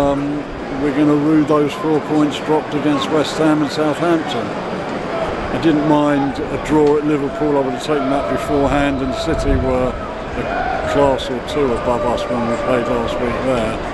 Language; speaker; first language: English; native; English